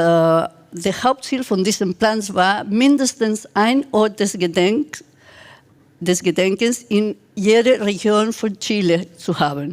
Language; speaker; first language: German; non-native, fluent; Spanish